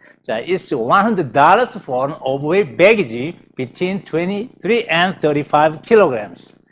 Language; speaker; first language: English; non-native, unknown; Korean